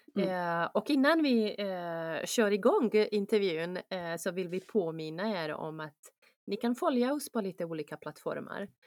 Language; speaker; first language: Swedish; non-native, fluent; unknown